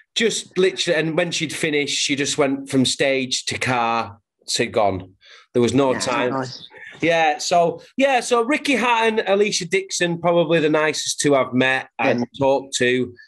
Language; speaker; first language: English; native; English